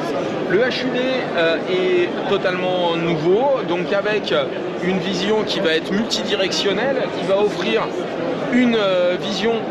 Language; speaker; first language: French; native; French